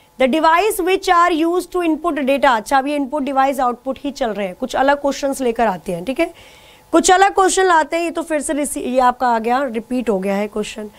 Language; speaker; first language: Hindi; native; Hindi